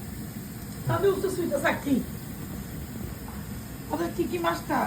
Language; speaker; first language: Japanese; non-native, learner; Bangla